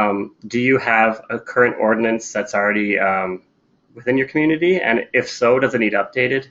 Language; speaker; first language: English; native; English